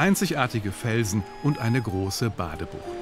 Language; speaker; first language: German; native; German